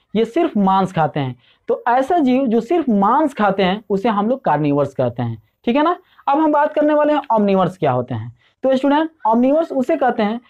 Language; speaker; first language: Hindi; native; Hindi